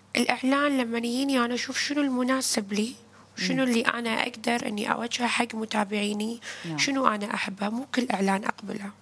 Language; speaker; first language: Arabic; native; Arabic